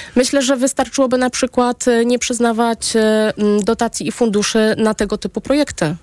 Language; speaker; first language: Polish; native; Polish